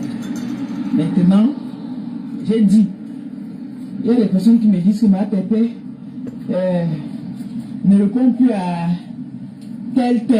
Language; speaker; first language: French; non-native, local second language; Lingala